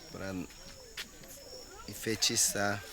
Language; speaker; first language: Portuguese; non-native, local second language; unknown